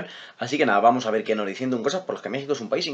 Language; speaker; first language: Spanish; native; Spanish